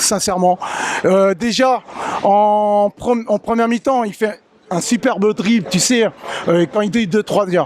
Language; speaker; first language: French; native; French